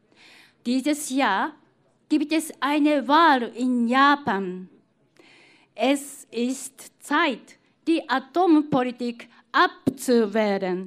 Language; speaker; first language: German; non-native, fluent; Japanese